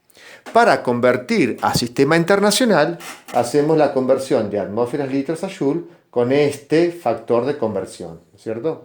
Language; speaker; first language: Spanish; native; Spanish